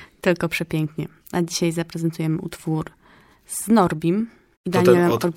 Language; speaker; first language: Polish; native; Polish